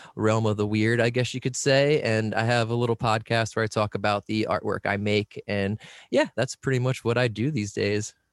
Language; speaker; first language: English; native; English